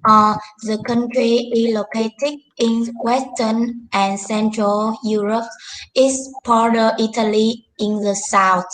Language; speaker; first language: English; non-native, learner; Vietnamese